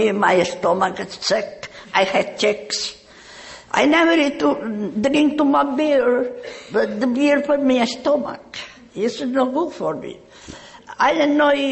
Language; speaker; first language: English; non-native, learner; Catalan